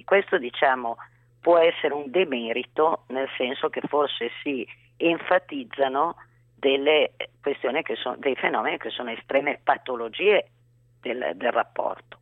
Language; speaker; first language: Italian; native; Italian